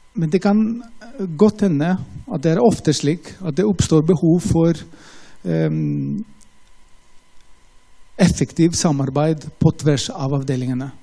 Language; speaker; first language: Norwegian; non-native, fluent; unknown